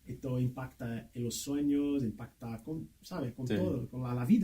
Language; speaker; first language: Spanish; non-native, fluent; Portuguese